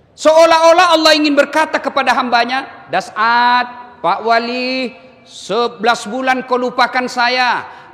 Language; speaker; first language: Indonesian; native; Indonesian